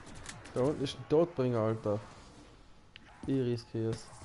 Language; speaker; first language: German; native; German